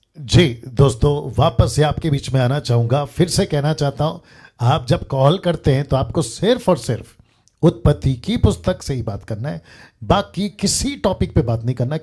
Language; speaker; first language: Hindi; native; Hindi